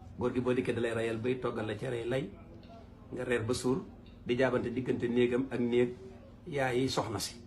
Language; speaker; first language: Wolof; native; Wolof